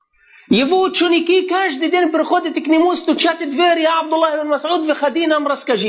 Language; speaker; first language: Russian; non-native, fluent; Arabic